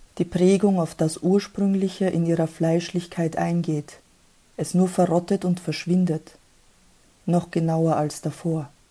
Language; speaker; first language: German; early bilingual, other home language; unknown